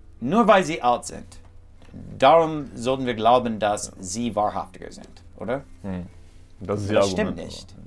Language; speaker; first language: German; non-native, learner; English